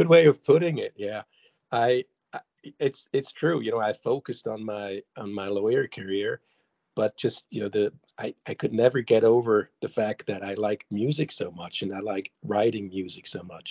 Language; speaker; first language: English; non-native, fluent; German